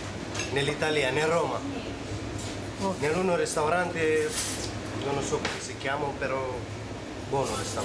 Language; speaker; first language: Italian; non-native, learner; Greek